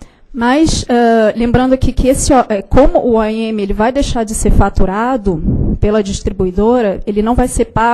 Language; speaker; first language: Portuguese; native; Portuguese